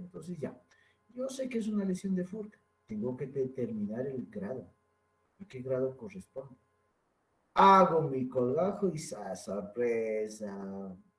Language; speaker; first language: Spanish; native; Spanish